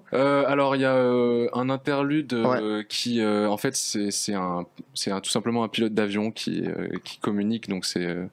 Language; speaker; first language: French; native; French